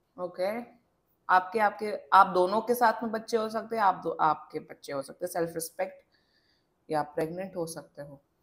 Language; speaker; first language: Hindi; native; Hindi